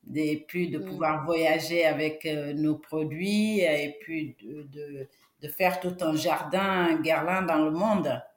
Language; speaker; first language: French; non-native, local second language; Wolof